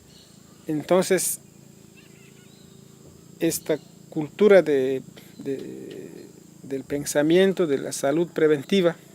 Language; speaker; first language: Spanish; non-native, local second language; Quechua